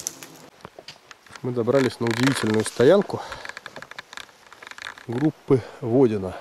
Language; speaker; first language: Russian; native; Russian